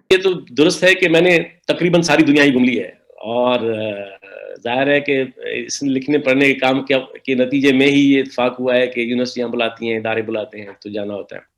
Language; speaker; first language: Urdu; non-native, local second language; Sindhi